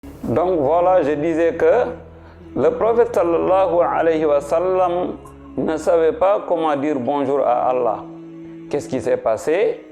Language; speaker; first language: French; non-native, local second language; Wolof